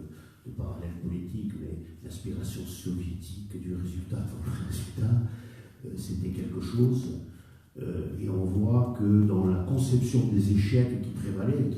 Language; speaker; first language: French; native; French